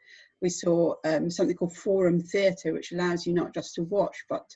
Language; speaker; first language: English; native; English